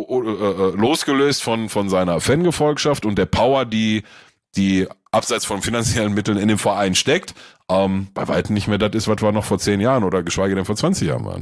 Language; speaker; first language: German; native; German